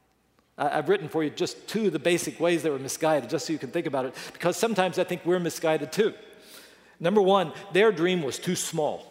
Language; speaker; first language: English; native; English